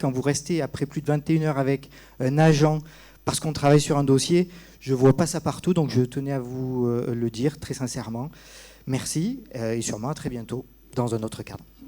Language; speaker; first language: French; native; French